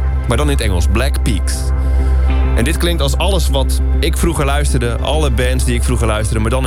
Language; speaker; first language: Dutch; native; Dutch